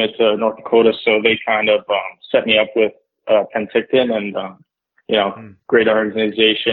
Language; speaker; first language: English; native; English